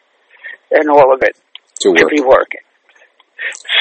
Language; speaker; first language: English; native; English